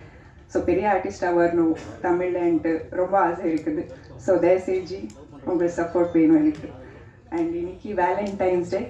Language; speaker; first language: Tamil; non-native, fluent; Kannada